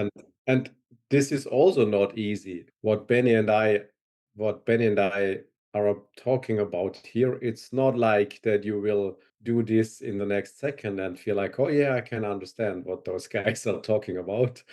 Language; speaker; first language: English; non-native, fluent; German